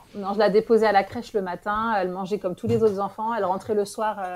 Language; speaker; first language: French; native; French